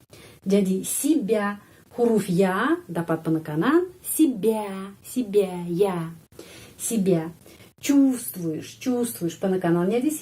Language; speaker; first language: Indonesian; non-native, fluent; Russian